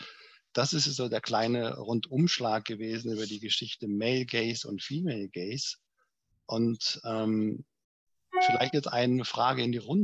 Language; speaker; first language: German; native; German